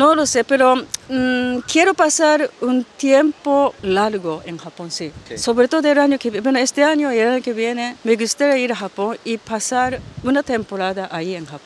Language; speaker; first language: Spanish; non-native, fluent; Japanese